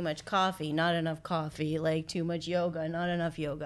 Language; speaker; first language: English; native; English